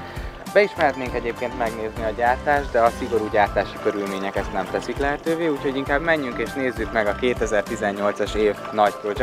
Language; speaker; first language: Hungarian; native; Hungarian